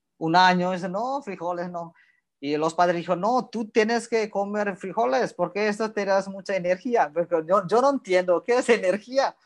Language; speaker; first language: Spanish; non-native, learner; Indonesian